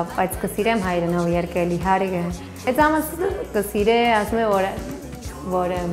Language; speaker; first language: Armenian; early bilingual, heritage; Armenian